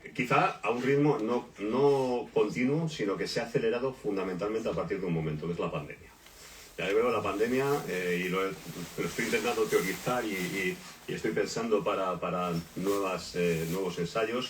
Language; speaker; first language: Spanish; native; Spanish